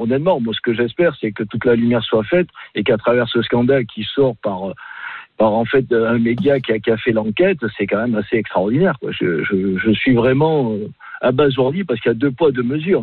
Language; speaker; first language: French; native; French